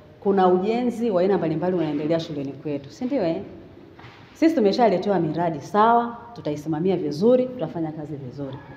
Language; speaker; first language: Swahili; native; Swahili